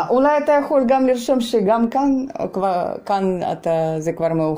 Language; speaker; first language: Hebrew; non-native, fluent; Russian